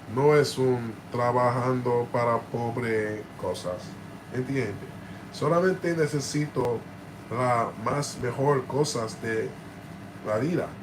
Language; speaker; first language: Spanish; non-native, learner; English